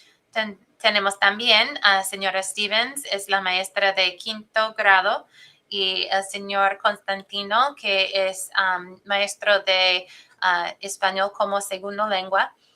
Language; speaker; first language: Spanish; non-native, fluent; English